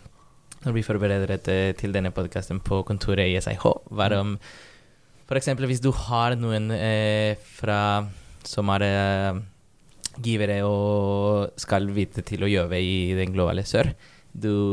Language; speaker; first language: Norwegian; non-native, fluent; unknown